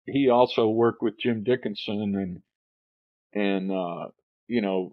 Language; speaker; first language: English; native; English